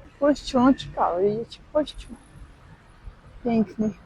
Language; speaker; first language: Polish; non-native, fluent; Russian